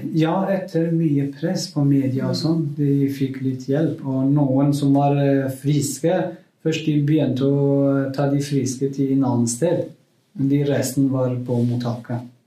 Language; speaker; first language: Norwegian; non-native, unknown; Kurdish